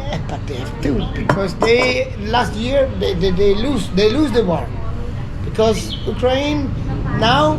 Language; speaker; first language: English; non-native, learner; Italian